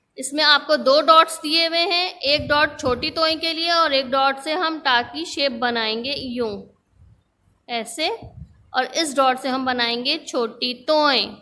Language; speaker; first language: Urdu; native; Urdu